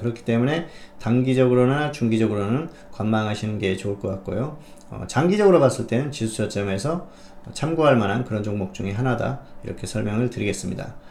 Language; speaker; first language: Korean; native; Korean